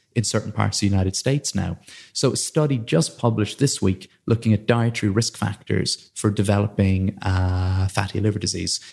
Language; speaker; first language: English; native; English